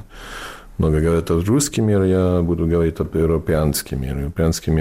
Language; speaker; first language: Russian; non-native, fluent; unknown